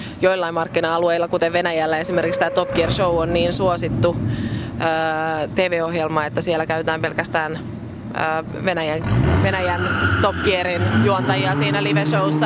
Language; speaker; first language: Finnish; native; Finnish